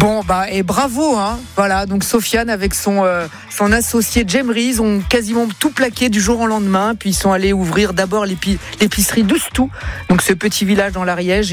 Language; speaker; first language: French; native; French